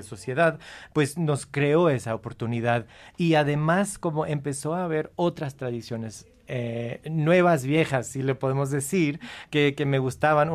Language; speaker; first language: Spanish; non-native, fluent; English